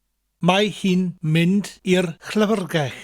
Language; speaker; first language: Welsh; non-native, fluent; English